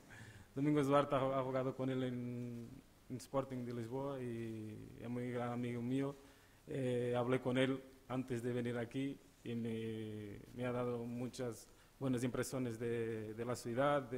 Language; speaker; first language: Spanish; non-native, learner; Portuguese